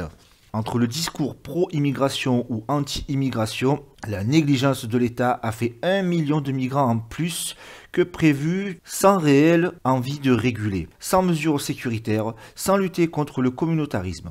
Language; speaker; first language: French; native; French